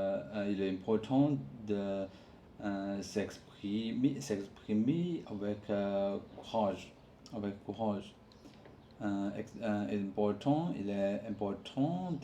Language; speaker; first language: French; non-native, learner; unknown